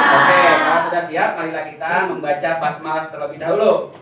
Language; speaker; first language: Indonesian; native; Indonesian